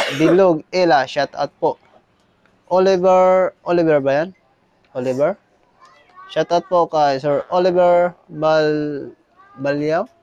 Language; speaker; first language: Filipino; non-native, local second language; Cebuano